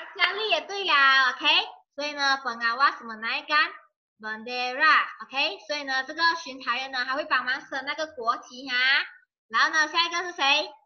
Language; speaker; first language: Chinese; native; Chinese